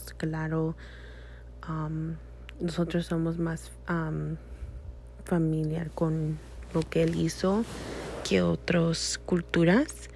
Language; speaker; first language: Spanish; early bilingual, heritage; Spanish